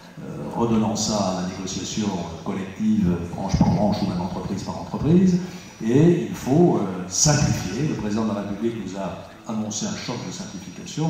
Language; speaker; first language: French; native; French